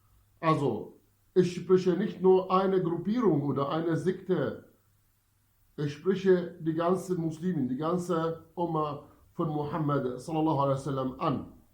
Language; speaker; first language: German; non-native, fluent; Arabic